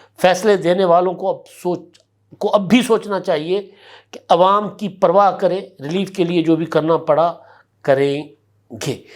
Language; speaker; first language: Urdu; non-native, local second language; Sindhi